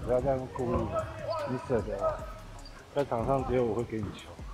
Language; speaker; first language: Chinese; native; Chinese